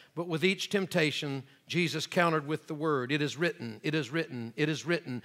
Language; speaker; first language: English; native; English